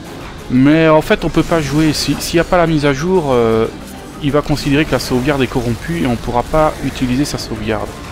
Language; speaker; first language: French; native; French